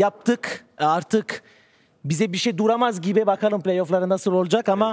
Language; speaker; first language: Turkish; non-native, fluent; French